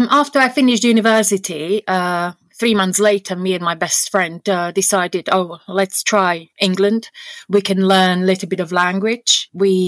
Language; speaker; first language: English; non-native, fluent; Slovak